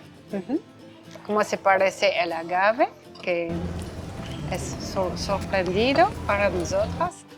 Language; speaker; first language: Spanish; non-native, learner; French